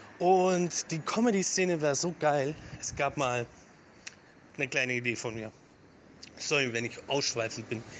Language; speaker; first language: German; native; German